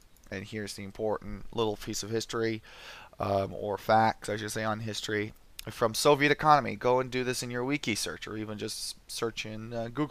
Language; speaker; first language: English; native; English